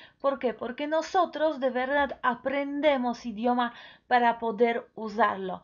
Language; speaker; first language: Spanish; non-native, fluent; Polish